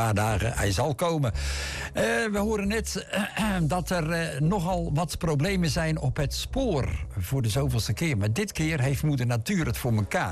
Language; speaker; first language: Dutch; native; Dutch